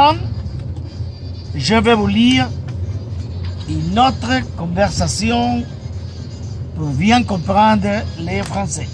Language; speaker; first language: French; non-native, fluent; Spanish